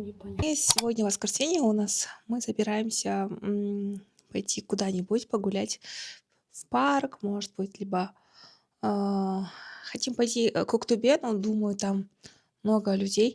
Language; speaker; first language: Russian; non-native, local second language; Kazakh